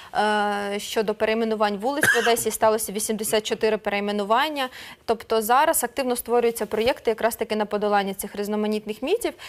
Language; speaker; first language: Ukrainian; non-native, local second language; Russian